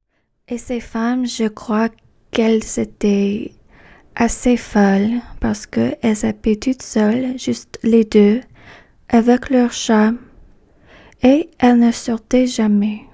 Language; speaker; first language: French; non-native, fluent; English